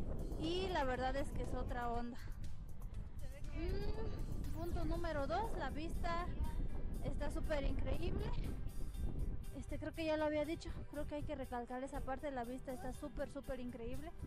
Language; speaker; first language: Spanish; native; Spanish